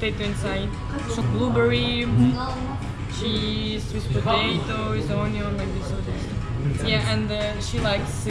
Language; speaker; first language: English; non-native, learner; Ukrainian